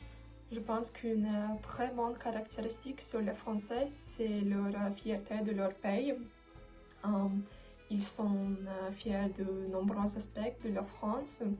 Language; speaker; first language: French; non-native, learner; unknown